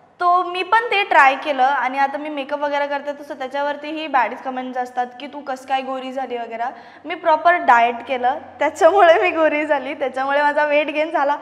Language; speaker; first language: Marathi; non-native, local second language; Malayalam